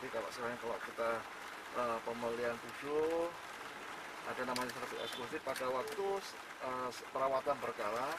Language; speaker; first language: Indonesian; native; Indonesian